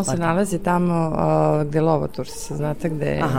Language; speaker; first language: Serbian; native; Serbian